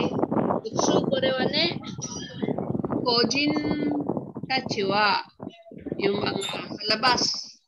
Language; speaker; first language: Japanese; non-native, fluent; Filipino